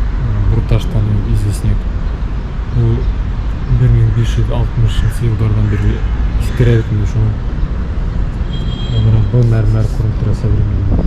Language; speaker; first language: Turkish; non-native, learner; Bashkir